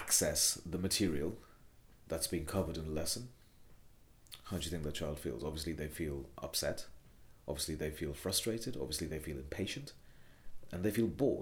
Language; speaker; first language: English; non-native, local second language; Bangla